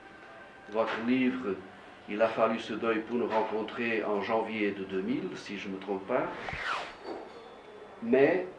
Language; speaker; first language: French; non-native, fluent; Portuguese